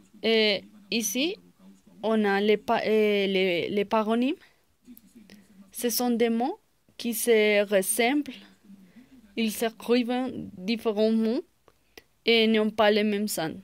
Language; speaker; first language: French; non-native, learner; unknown